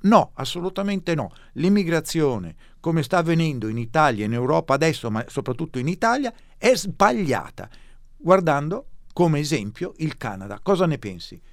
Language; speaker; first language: Italian; native; Italian